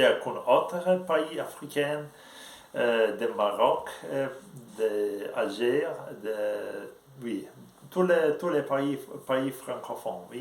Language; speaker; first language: French; non-native, learner; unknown